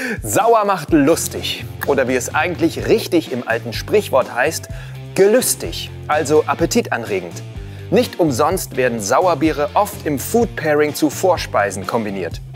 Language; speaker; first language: German; native; German